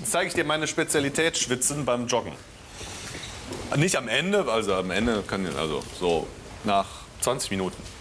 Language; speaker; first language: German; native; German